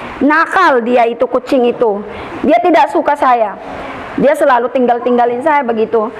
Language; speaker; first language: Indonesian; non-native, fluent; Filipino